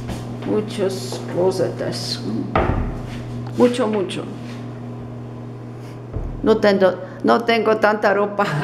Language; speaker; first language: Spanish; non-native, learner; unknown